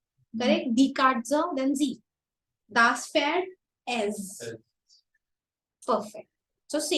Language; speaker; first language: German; non-native, fluent; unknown